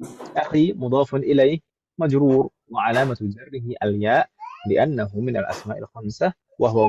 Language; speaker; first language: Arabic; non-native, fluent; Indonesian